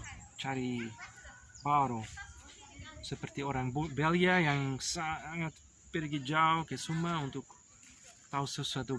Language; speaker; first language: Indonesian; non-native, learner; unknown